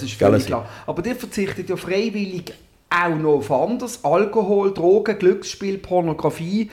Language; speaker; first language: German; native; German